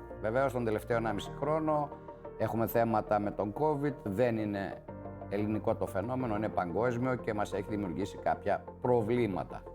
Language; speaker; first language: Greek; native; Greek